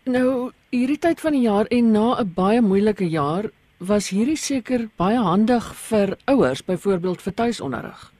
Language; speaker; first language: Afrikaans; native; Afrikaans